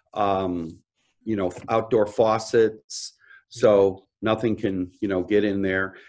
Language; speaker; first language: English; native; English